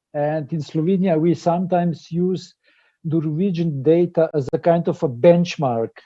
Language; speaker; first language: English; non-native, fluent; Slovenian